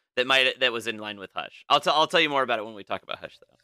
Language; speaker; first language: English; native; English